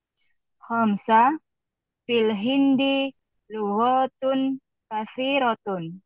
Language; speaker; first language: Arabic; non-native, learner; Indonesian